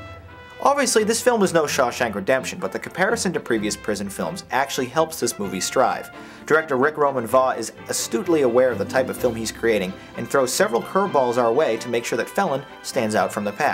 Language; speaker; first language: English; native; English